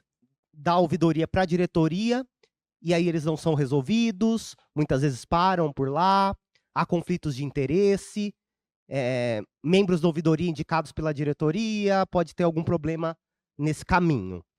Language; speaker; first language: Portuguese; native; Portuguese